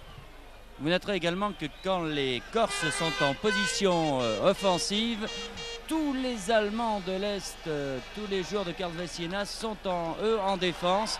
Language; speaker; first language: French; native; French